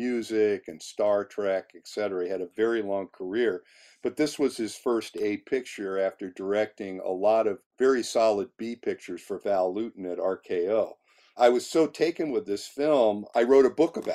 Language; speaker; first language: English; native; English